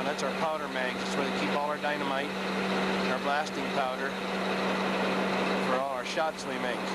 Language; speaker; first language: English; native; English